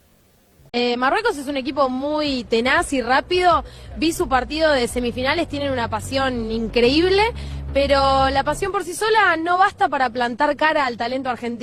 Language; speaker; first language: Spanish; native; Spanish